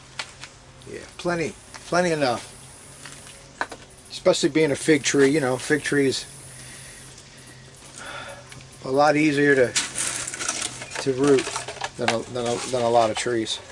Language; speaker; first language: English; native; English